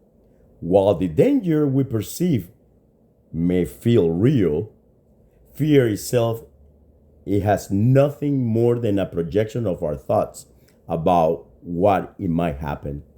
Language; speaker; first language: English; non-native, fluent; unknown